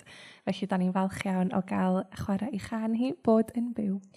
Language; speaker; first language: Welsh; native; Welsh